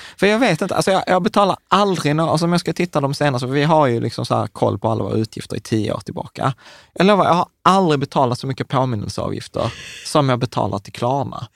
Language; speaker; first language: Swedish; early bilingual, other home language; Czech